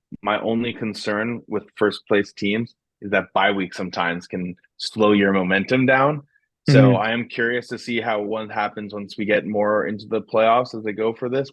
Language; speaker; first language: English; native; English